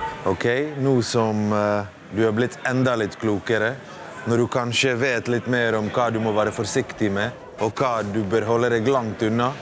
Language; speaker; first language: Norwegian; native; Norwegian